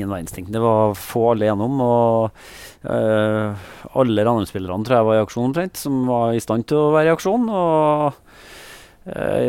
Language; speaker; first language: Norwegian; native; Norwegian